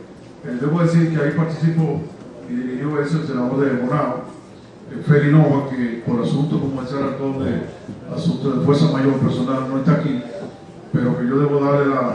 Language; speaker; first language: Spanish; native; Spanish